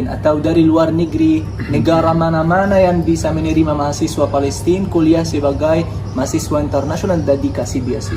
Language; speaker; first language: Indonesian; non-native, fluent; Arabic